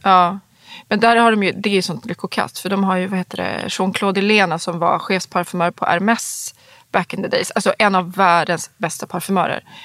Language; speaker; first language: Swedish; native; Swedish